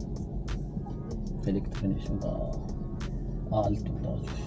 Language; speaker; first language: German; non-native, learner; Arabic